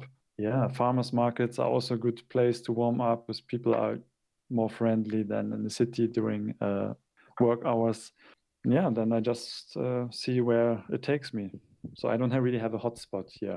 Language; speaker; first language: English; non-native, fluent; German